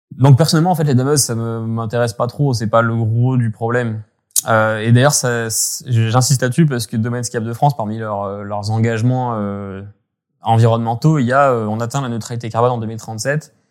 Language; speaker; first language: French; native; French